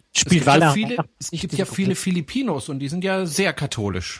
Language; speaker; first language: German; native; German